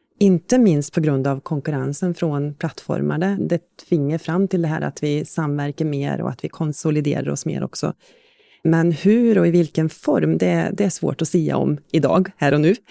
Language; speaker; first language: Swedish; native; Swedish